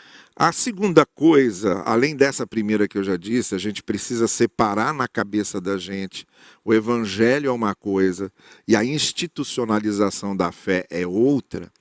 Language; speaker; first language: Portuguese; native; Portuguese